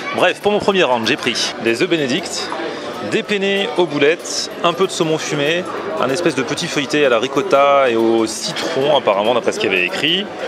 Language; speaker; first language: French; native; French